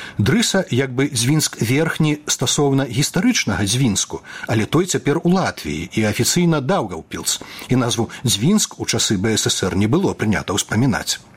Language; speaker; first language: Belarusian; native; Belarusian